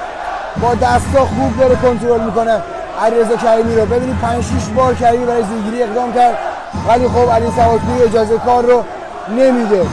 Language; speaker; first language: Persian; native; Persian